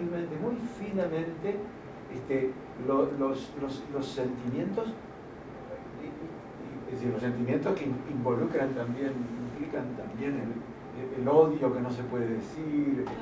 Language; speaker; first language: Spanish; native; Spanish